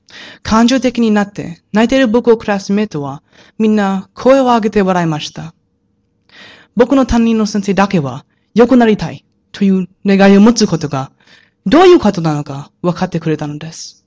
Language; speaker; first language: Japanese; non-native, learner; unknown